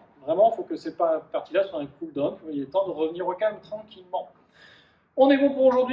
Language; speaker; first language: French; native; French